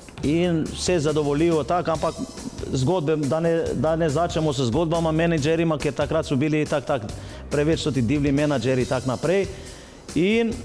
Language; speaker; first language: Slovenian; non-native, fluent; Albanian